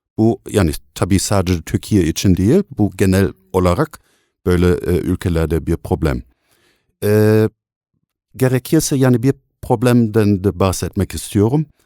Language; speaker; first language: Turkish; non-native, fluent; German